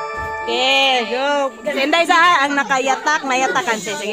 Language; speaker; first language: Cebuano; native; Cebuano